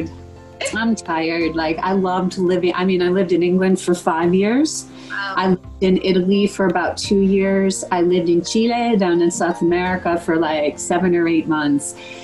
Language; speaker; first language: English; native; English